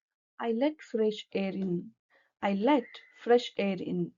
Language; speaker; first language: English; non-native, local second language; Kannada